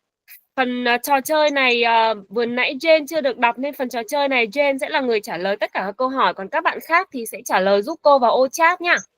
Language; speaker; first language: Vietnamese; native; Vietnamese